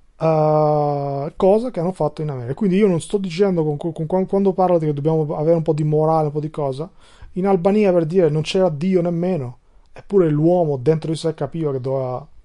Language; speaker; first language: Italian; non-native, fluent; Albanian